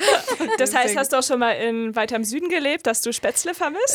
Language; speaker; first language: German; native; German